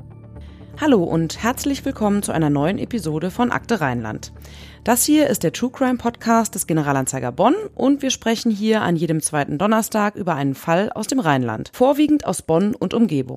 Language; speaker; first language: German; native; German